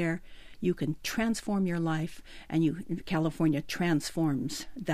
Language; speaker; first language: English; native; English